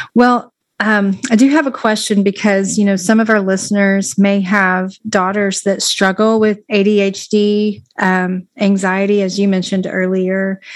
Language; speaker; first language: English; native; English